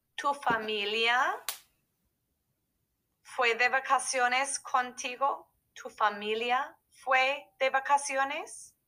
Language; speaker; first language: Spanish; non-native, fluent; English